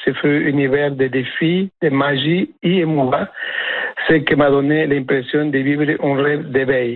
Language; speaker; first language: French; non-native, fluent; Spanish